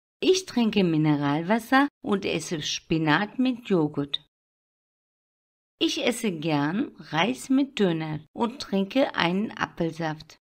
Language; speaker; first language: German; non-native, fluent; Turkish